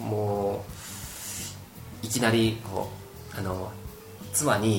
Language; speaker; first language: Japanese; non-native, fluent; Korean